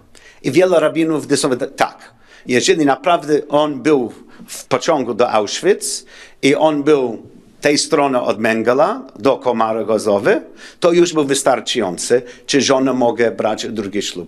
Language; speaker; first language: Polish; non-native, learner; English